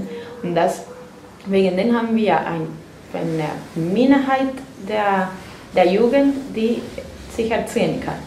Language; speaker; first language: German; non-native, fluent; Spanish